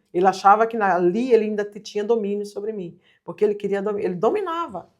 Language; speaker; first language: Portuguese; native; Portuguese